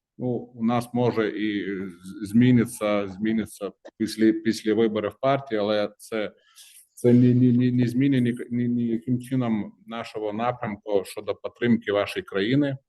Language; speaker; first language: Ukrainian; non-native, fluent; Lithuanian